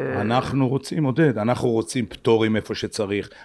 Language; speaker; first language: Hebrew; native; Hebrew